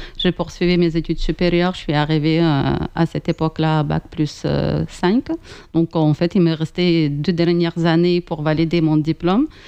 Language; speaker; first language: French; non-native, fluent; Ukrainian